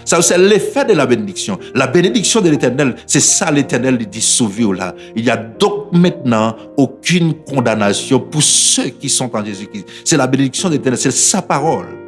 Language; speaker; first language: French; non-native, local second language; Haitian Creole